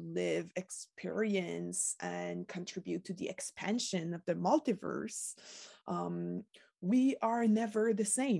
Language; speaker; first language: English; non-native, fluent; French